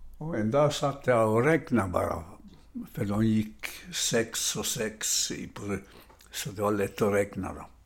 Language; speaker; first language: Swedish; non-native, fluent; Italian